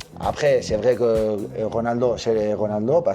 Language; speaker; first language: French; non-native, learner; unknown